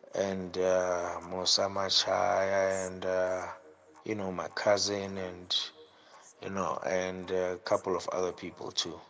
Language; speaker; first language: English; non-native, local second language; Southern Sotho